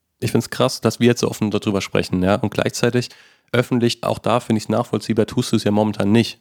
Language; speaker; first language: German; native; German